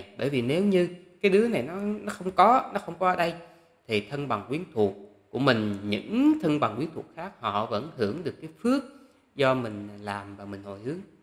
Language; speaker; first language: Vietnamese; native; Vietnamese